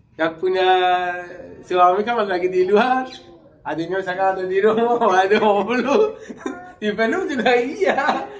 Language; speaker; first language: Indonesian; non-native, fluent; Persian